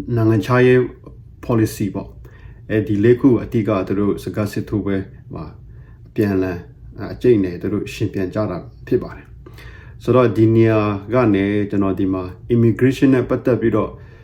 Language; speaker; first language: Burmese; non-native, local second language; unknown